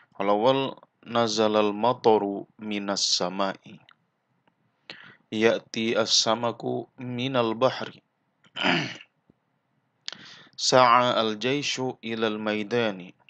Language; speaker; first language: Arabic; non-native, fluent; Malay